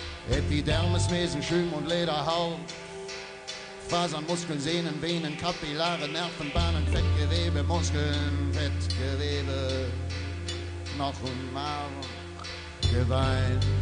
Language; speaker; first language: German; native; German